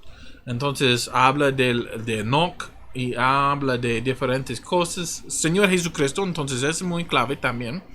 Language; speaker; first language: Spanish; non-native, fluent; English